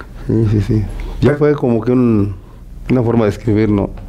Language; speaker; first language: Spanish; native; Spanish